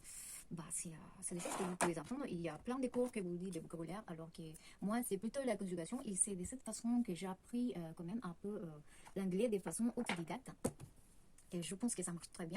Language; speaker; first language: French; non-native, fluent; Spanish